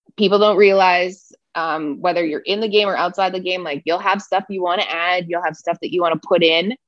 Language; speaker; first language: English; native; English